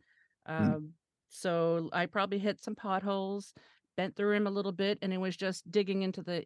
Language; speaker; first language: English; non-native, fluent; French